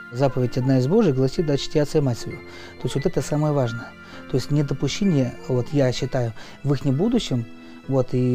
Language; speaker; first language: Russian; native; Russian